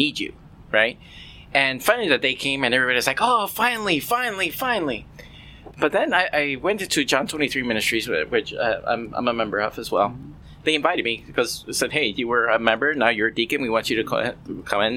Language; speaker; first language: English; native; English